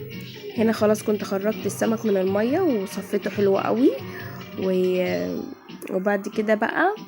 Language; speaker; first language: Arabic; native; Arabic